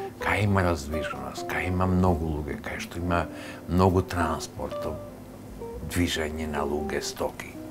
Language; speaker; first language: Macedonian; native; Macedonian